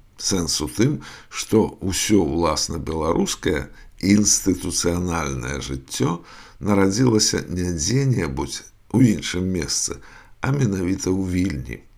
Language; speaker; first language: Belarusian; native; Belarusian